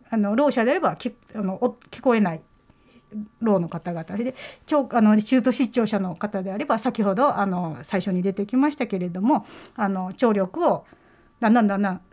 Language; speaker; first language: Japanese; native; Japanese